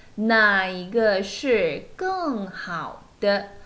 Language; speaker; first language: Chinese; non-native, fluent; Korean